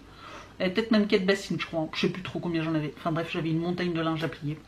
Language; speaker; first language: French; native; French